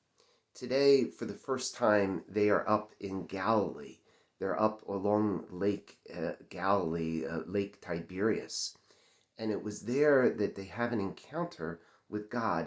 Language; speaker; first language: English; native; English